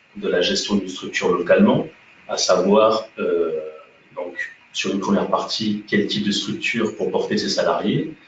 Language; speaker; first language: French; native; French